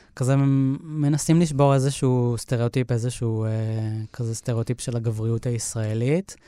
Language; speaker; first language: Hebrew; native; Hebrew